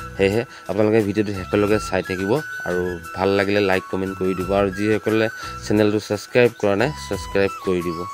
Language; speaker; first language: Assamese; non-native, local second language; Mising